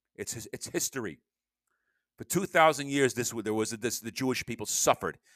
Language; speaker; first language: English; native; English